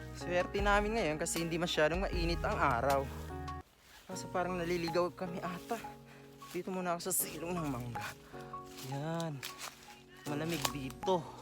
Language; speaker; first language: Filipino; non-native, local second language; Maguindanaon